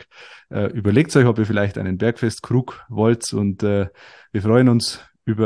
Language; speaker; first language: German; native; German